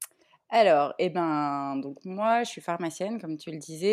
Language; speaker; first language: French; native; French